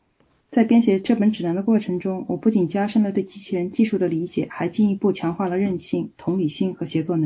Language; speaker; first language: Chinese; native; Chinese